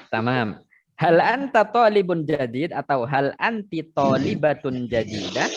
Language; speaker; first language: Arabic; non-native, fluent; Indonesian